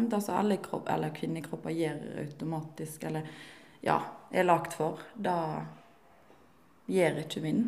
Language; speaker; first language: Norwegian; native; Norwegian